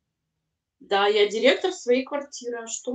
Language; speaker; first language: Russian; native; Russian